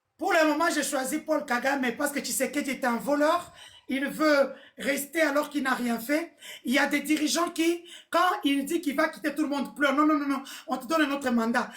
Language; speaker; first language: French; non-native, local second language; Lingala